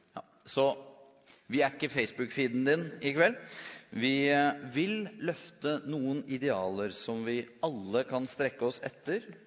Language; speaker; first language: Norwegian; native; Norwegian